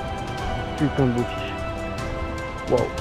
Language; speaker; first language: French; native; French